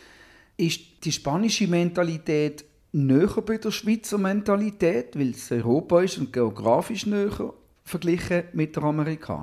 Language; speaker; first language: German; native; German